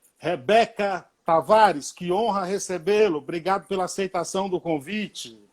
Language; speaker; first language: Portuguese; native; Portuguese